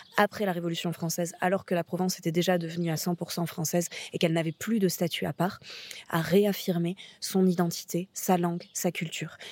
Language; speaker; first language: French; native; French